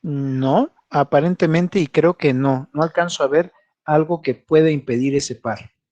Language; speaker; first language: Spanish; native; Spanish